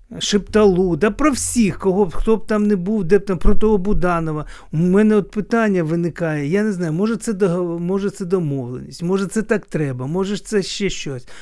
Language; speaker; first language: Ukrainian; non-native, local second language; Russian